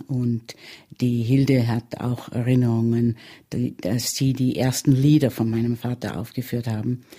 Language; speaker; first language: German; early bilingual, heritage; German